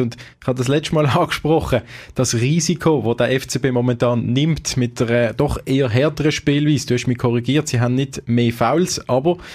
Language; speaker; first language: German; native; German